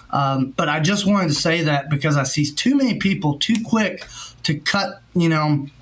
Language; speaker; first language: English; native; English